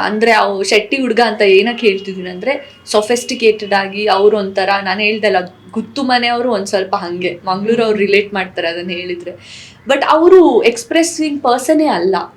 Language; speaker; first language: Kannada; non-native, local second language; Tulu